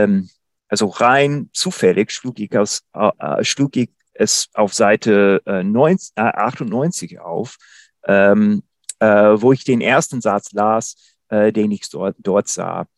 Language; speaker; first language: German; non-native, fluent; English